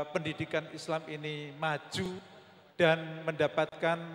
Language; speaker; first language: Indonesian; native; Indonesian